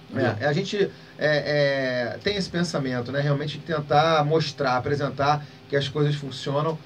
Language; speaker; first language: Portuguese; native; Portuguese